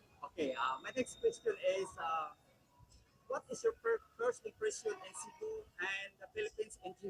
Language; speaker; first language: English; non-native, local second language; Cebuano